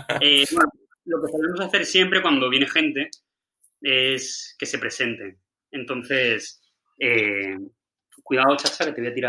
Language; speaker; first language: Spanish; native; Spanish